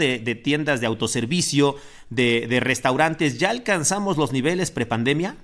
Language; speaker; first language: Spanish; native; Spanish